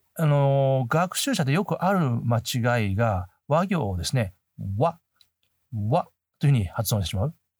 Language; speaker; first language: Japanese; native; Japanese